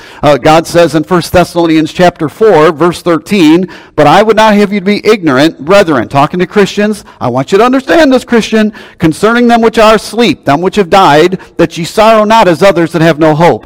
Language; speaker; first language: English; native; English